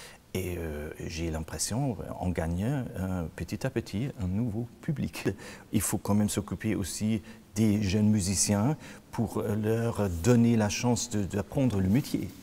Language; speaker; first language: French; non-native, fluent; German